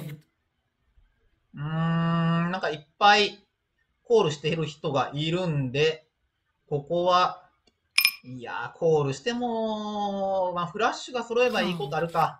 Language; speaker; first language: Japanese; native; Japanese